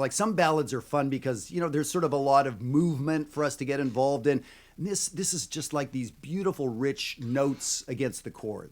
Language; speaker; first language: English; native; English